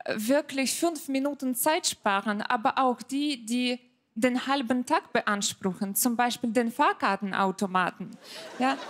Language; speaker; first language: German; non-native, fluent; Ukrainian